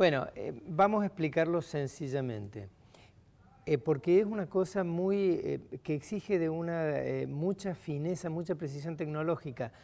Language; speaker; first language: Spanish; native; Spanish